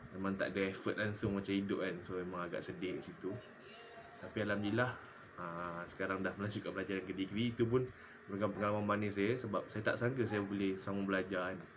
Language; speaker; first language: Malay; native; Malay